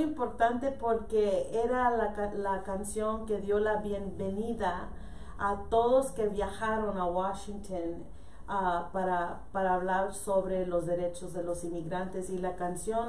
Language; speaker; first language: Spanish; early bilingual, heritage; Spanish